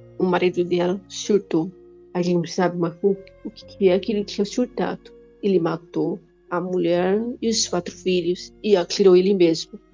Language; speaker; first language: Portuguese; non-native, local second language; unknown